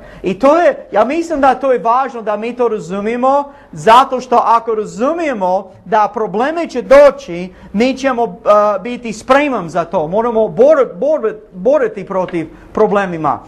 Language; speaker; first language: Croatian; non-native, learner; English